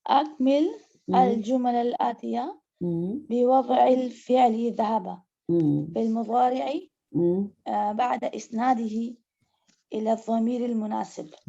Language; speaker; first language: Arabic; non-native, learner; Urdu